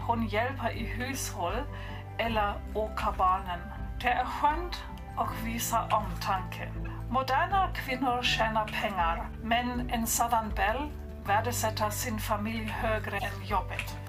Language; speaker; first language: Swedish; non-native, fluent; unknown